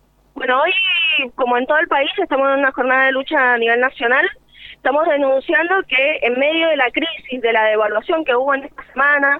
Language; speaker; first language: Spanish; native; Spanish